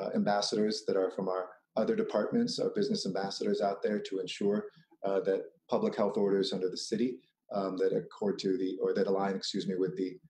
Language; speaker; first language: English; native; English